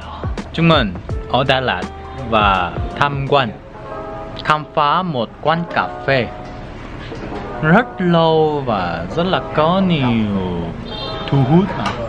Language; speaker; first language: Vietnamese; non-native, fluent; Korean